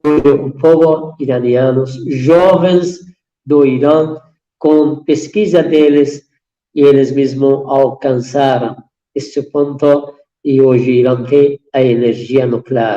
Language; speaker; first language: Portuguese; non-native, fluent; Persian